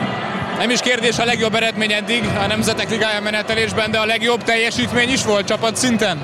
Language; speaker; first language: Hungarian; native; Hungarian